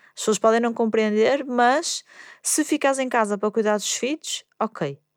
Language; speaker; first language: Portuguese; native; Portuguese